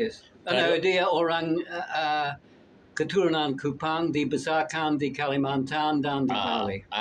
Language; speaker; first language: Indonesian; non-native, fluent; English